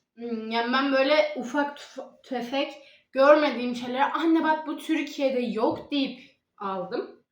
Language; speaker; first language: Turkish; native; Turkish